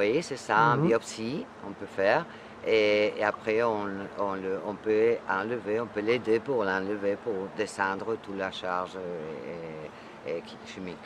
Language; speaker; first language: French; non-native, fluent; Spanish